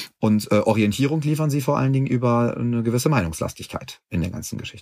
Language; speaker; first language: German; native; German